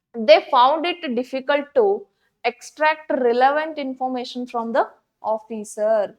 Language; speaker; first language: English; non-native, local second language; Kannada